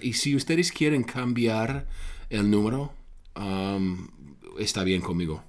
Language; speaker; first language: Spanish; non-native, fluent; English